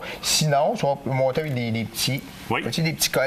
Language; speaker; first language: French; native; French